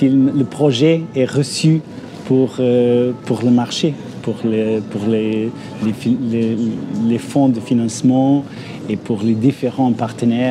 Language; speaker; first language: French; non-native, fluent; Portuguese